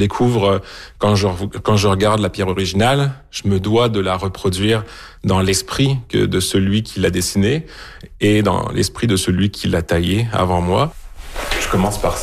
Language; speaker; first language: French; native; French